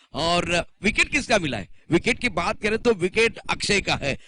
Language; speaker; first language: Hindi; non-native, local second language; Marathi